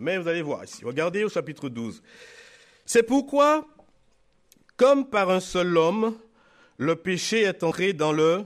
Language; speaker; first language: French; native; French